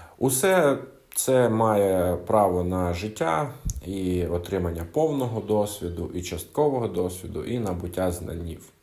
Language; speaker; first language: Ukrainian; non-native, local second language; Russian